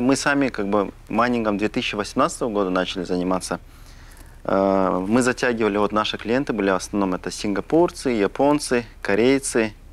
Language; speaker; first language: Russian; non-native, local second language; Kazakh